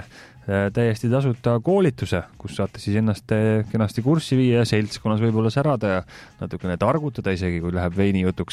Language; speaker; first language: Estonian; native; Estonian